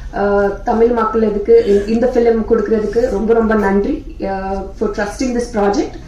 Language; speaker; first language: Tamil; non-native, learner; Telugu